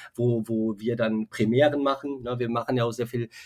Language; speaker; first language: German; native; German